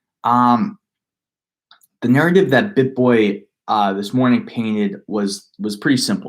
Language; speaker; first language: English; native; English